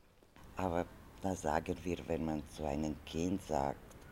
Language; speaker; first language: German; non-native, learner; Croatian